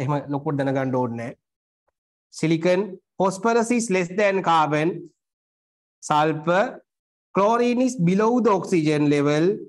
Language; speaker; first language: English; non-native, local second language; Sinhala